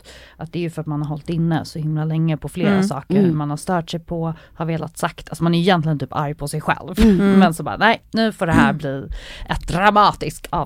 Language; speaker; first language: Swedish; native; Swedish